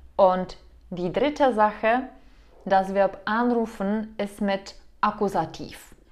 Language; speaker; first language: German; non-native, fluent; Czech